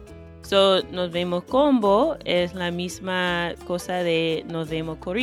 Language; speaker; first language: Spanish; non-native, fluent; English